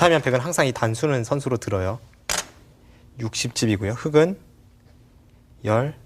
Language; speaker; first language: Korean; native; Korean